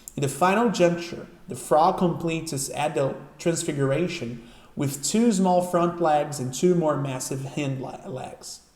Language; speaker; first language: English; non-native, fluent; Portuguese